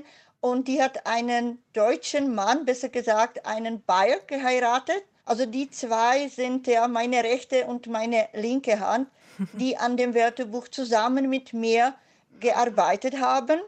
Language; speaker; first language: German; non-native, fluent; Czech